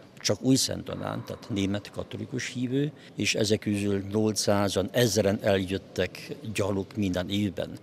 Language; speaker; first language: Hungarian; non-native, local second language; German